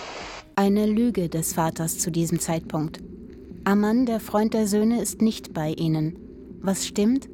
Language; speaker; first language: German; native; German